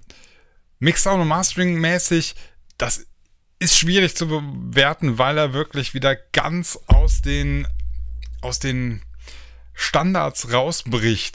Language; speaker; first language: German; native; German